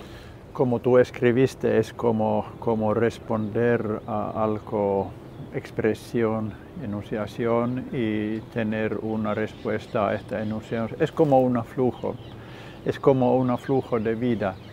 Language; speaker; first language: Spanish; non-native, learner; Finnish